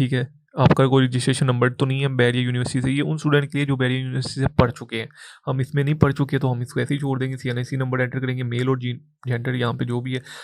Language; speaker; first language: Urdu; non-native, local second language; Punjabi